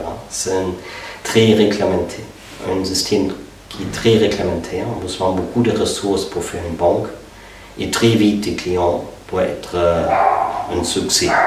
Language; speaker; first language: French; non-native, fluent; German